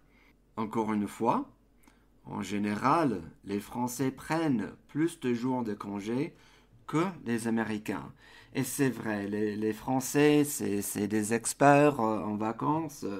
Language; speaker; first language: French; non-native, fluent; English